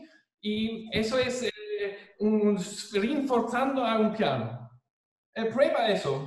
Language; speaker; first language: Spanish; non-native, fluent; German